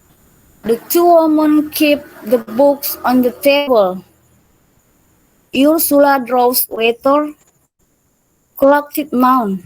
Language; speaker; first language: English; non-native, learner; Indonesian